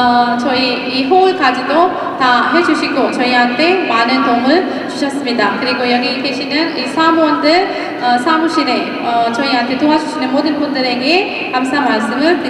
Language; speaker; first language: Korean; non-native, fluent; Sinhala